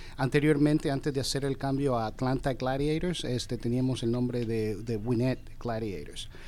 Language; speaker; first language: Spanish; early bilingual, heritage; Spanish